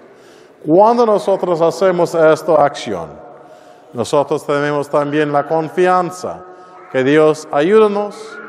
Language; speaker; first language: Spanish; non-native, learner; English